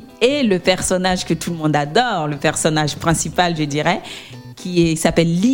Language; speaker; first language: French; native; French